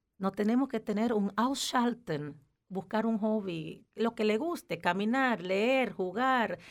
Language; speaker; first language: Spanish; native; Spanish